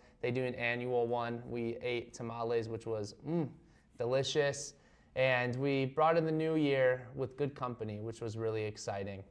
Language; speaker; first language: English; native; English